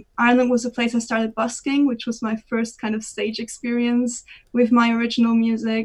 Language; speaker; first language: English; non-native, fluent; German